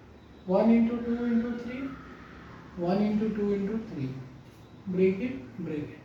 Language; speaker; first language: English; non-native, local second language; Hindi